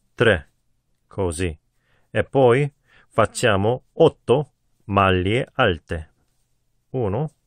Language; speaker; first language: Italian; non-native, learner; Korean